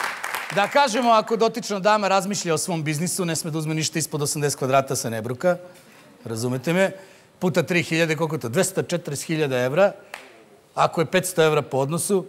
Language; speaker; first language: Serbian; native; Serbian